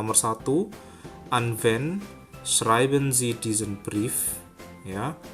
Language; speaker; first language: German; non-native, fluent; Indonesian